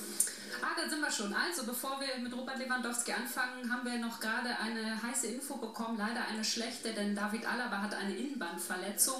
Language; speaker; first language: German; native; German